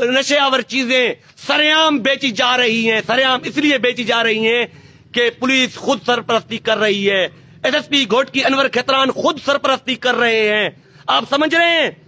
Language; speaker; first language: Urdu; non-native, local second language; Sindhi